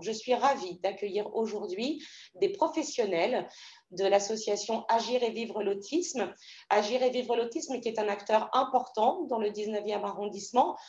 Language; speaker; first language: French; native; French